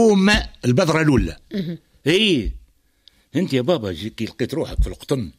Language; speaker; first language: Arabic; native; Arabic